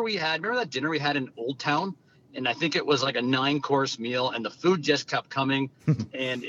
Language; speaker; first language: English; native; English